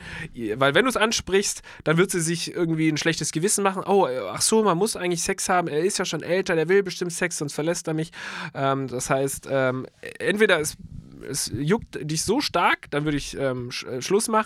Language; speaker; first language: German; native; German